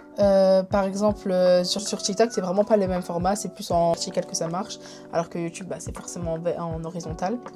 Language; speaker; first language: French; early bilingual, other home language; Spanish